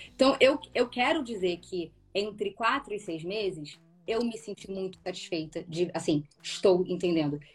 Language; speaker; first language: Portuguese; native; Portuguese